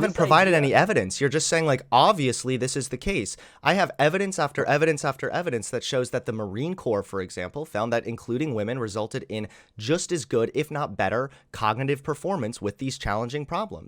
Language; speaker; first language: English; native; English